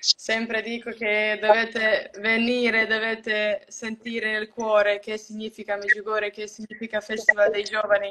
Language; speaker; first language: Italian; non-native, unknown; Croatian